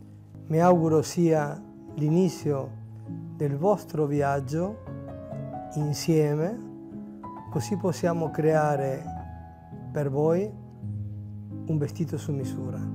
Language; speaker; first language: Italian; non-native, local second language; Spanish